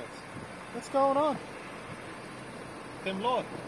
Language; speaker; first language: English; native; English